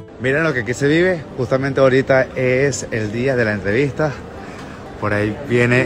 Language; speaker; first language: Spanish; native; Spanish